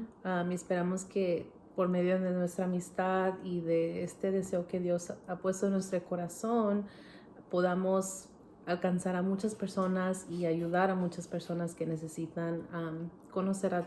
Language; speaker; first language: Spanish; early bilingual, heritage; Spanish